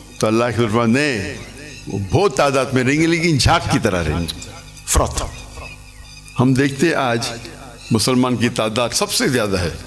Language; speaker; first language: Urdu; non-native, local second language; English